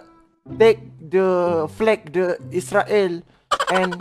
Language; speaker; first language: English; non-native, learner; Malay